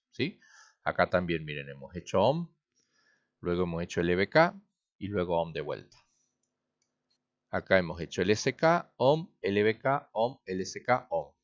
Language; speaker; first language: Spanish; native; Spanish